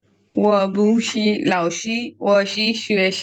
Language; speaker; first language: Chinese; non-native, learner; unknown